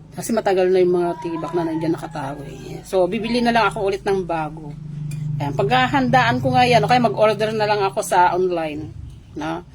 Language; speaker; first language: Filipino; non-native, local second language; Iloko